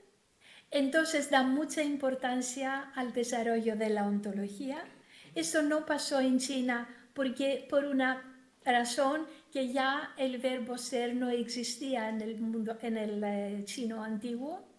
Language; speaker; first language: Spanish; non-native, fluent; Greek